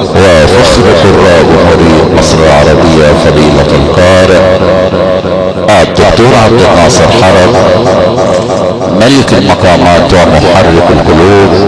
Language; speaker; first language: Arabic; native; Arabic